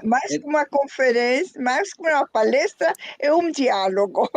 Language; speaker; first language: Portuguese; non-native, fluent; Spanish